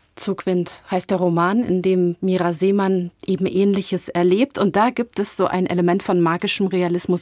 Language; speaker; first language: German; native; German